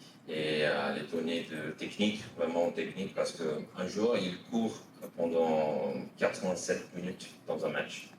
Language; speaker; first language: French; non-native, fluent; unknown